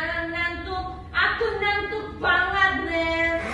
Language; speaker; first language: Indonesian; non-native, learner; Korean